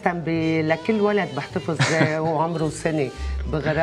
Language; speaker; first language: Arabic; native; Arabic